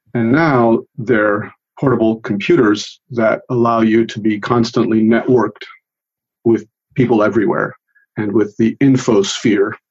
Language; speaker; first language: English; early bilingual, other home language; Italian